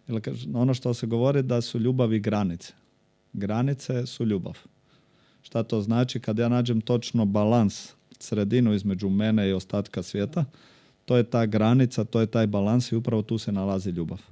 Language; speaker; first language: Croatian; native; Croatian